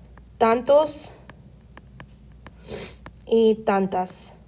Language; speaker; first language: Spanish; non-native, fluent; English